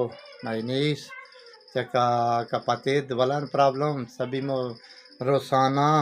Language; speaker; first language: Filipino; non-native, learner; Punjabi